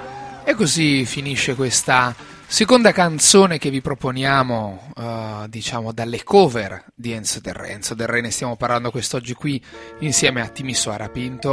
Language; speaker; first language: Italian; native; Italian